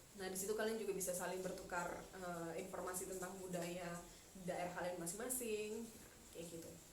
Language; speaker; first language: Indonesian; native; Indonesian